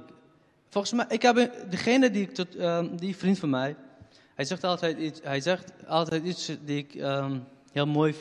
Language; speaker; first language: Dutch; non-native, fluent; Kurdish